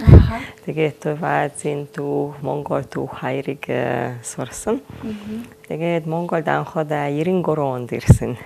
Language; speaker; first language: Mongolian; non-native, fluent; Hungarian